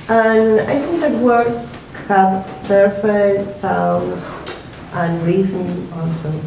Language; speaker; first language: English; non-native, learner; Spanish